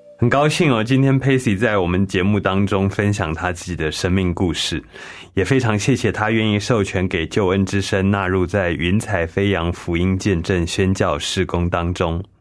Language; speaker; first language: Chinese; native; Chinese